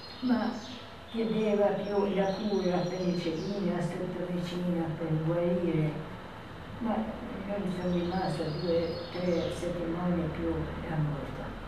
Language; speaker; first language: Italian; non-native, learner; Albanian